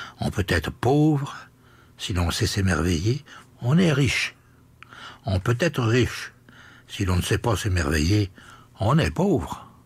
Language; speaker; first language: French; native; French